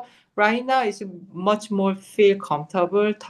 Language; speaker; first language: English; non-native, fluent; Korean